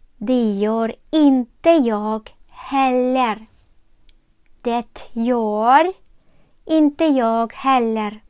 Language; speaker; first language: Swedish; non-native, fluent; Ukrainian